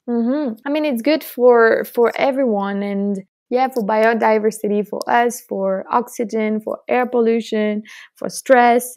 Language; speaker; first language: English; non-native, fluent; French